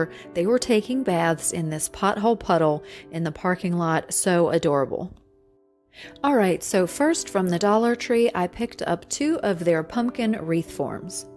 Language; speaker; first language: English; native; English